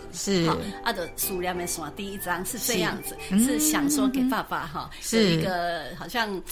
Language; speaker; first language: Chinese; non-native, local second language; Min Nan Chinese